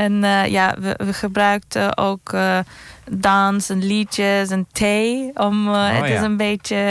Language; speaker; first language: Dutch; non-native, fluent; Turkish